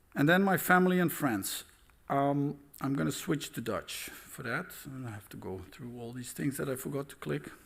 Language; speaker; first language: English; non-native, fluent; Dutch